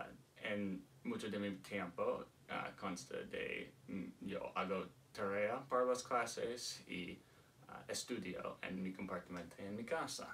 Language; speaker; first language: Spanish; non-native, learner; English